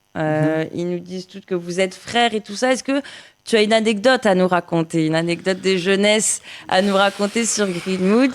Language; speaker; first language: French; native; French